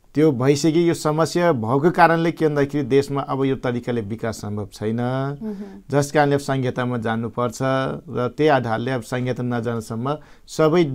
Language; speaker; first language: Nepali; non-native, local second language; Rana Tharu